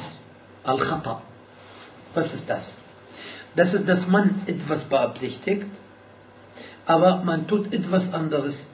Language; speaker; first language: German; non-native, fluent; Arabic